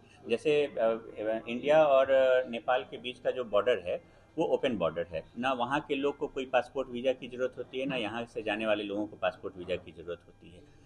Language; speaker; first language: Hindi; native; Hindi